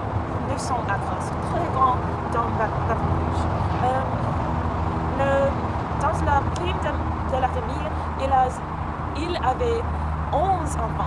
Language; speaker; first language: French; non-native, learner; English